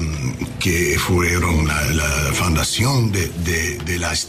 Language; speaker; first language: Spanish; non-native, learner; English